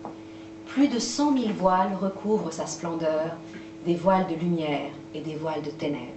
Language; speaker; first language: French; native; French